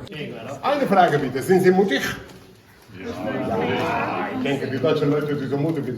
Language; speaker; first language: German; non-native, learner; Spanish